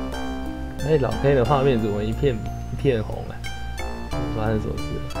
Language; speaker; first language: Chinese; native; Chinese